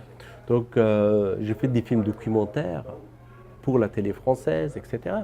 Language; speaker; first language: French; non-native, fluent; Persian